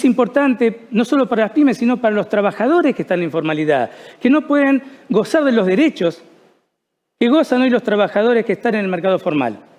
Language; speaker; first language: Spanish; native; Spanish